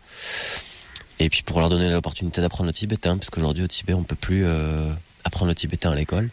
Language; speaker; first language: French; native; French